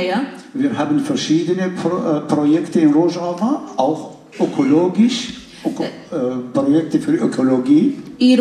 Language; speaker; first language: German; non-native, fluent; Arabic